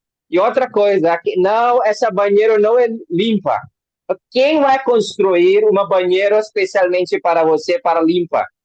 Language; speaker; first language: Portuguese; non-native, learner; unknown